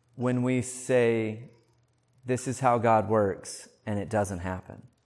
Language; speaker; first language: English; native; English